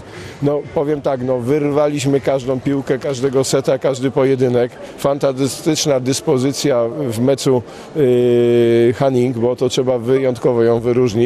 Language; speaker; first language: Polish; native; Polish